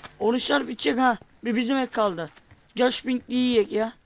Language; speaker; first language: Turkish; native; Turkish